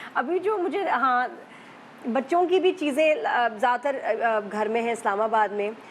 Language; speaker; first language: Urdu; native; Urdu